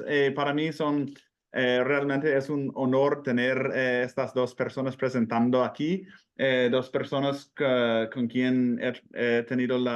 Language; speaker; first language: Spanish; non-native, fluent; English